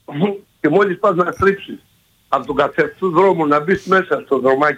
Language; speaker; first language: Greek; native; Greek